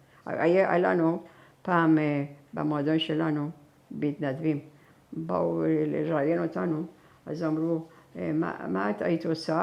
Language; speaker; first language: Hebrew; non-native, fluent; Persian